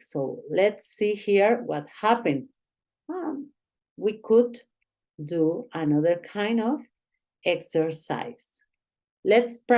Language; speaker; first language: English; non-native, learner; Spanish